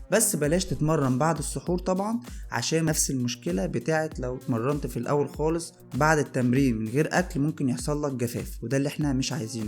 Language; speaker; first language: Arabic; native; Arabic